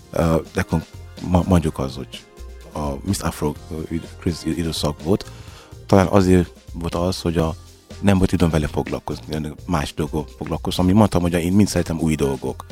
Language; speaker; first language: Hungarian; non-native, learner; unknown